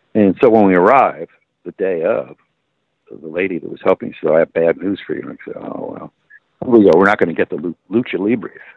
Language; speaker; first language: English; native; English